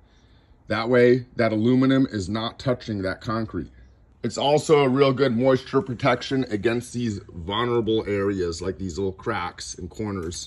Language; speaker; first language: English; native; English